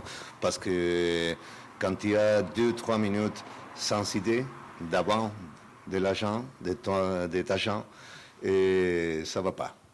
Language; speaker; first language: French; non-native, learner; Spanish